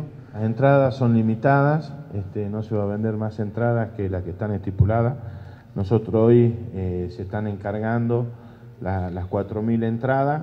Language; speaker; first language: Spanish; native; Spanish